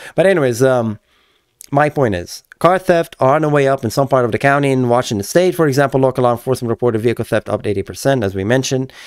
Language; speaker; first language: English; native; English